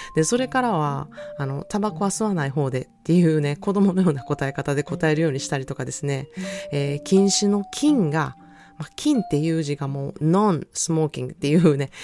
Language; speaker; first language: Japanese; native; Japanese